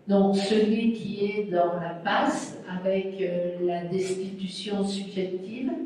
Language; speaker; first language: French; non-native, fluent; Spanish